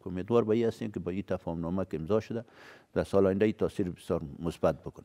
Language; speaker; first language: Persian; native; Persian